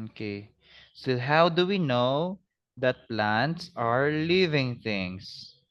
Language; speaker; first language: English; non-native, fluent; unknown